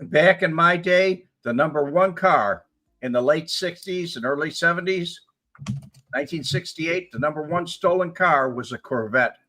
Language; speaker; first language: English; native; English